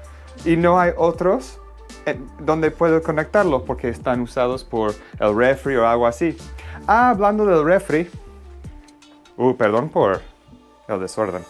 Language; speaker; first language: Spanish; non-native, fluent; English